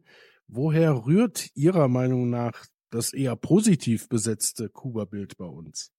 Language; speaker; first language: German; native; German